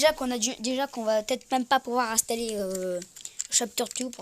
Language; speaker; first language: French; native; French